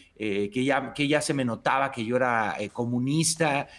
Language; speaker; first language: Spanish; native; Spanish